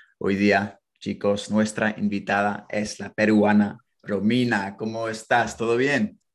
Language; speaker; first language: Spanish; non-native, fluent; English